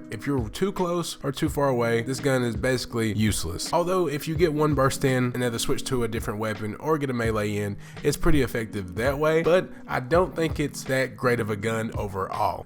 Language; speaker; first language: English; native; English